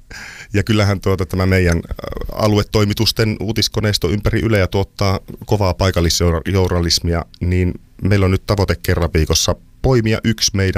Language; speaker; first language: Finnish; native; Finnish